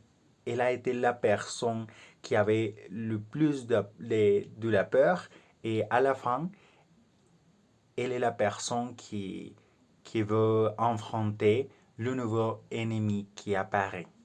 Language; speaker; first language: French; non-native, learner; Spanish